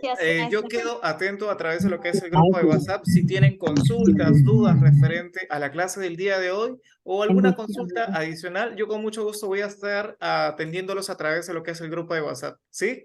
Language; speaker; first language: Spanish; native; Spanish